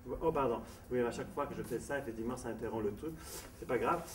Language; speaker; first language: French; non-native, fluent; Italian